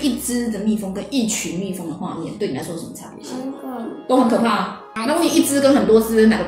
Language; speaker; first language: Chinese; native; Chinese